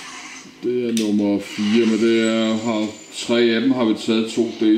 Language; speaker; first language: Danish; native; Danish